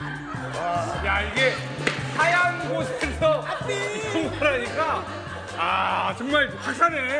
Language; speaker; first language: Korean; native; Korean